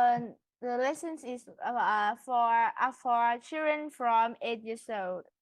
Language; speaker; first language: English; non-native, learner; Vietnamese